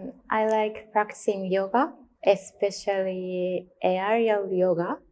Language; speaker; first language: English; non-native, learner; Japanese